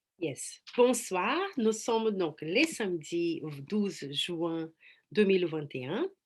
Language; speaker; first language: French; non-native, fluent; Portuguese